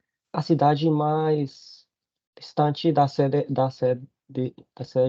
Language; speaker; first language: Portuguese; non-native, learner; Spanish